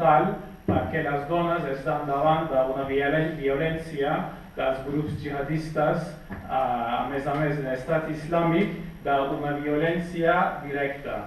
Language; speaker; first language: Catalan; non-native, fluent; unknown